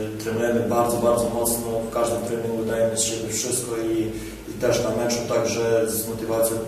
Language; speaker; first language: Polish; non-native, fluent; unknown